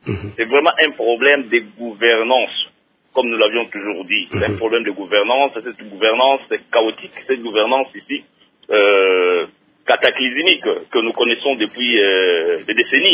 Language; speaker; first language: French; non-native, local second language; Lingala